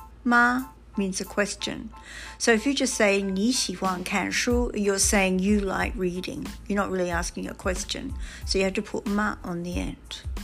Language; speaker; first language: English; native; English